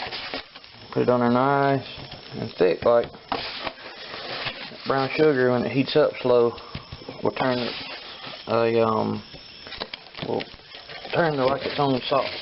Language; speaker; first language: English; native; English